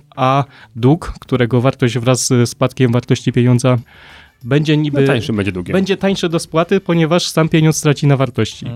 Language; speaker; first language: Polish; native; Polish